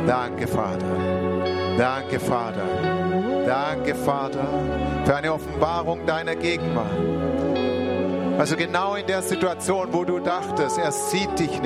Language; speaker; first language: German; native; German